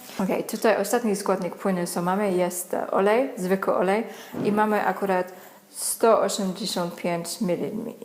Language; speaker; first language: Polish; non-native, learner; English